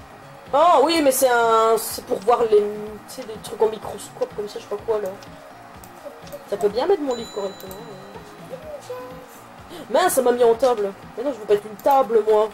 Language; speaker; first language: French; native; French